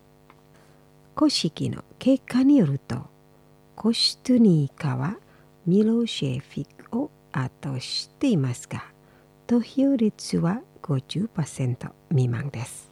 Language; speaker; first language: Japanese; non-native, fluent; Indonesian